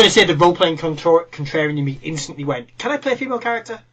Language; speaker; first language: English; native; English